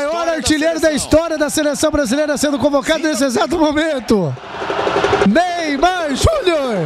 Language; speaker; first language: Portuguese; native; Portuguese